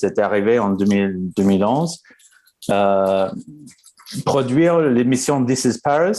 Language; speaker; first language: French; non-native, fluent; English